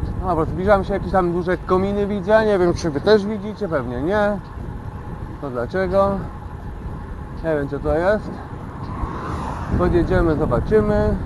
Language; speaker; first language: Polish; native; Polish